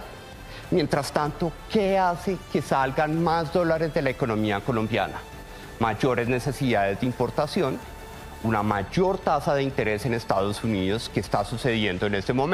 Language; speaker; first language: Spanish; native; Spanish